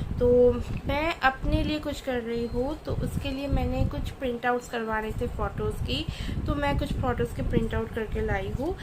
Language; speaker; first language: Hindi; non-native, local second language; Bangla